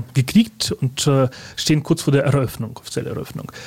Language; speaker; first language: German; early bilingual, other home language; Russian